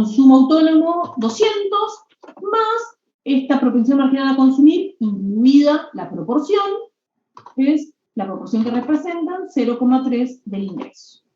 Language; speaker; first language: Spanish; native; Spanish